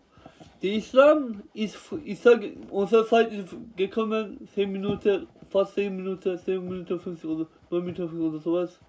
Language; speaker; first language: German; non-native, learner; Turkish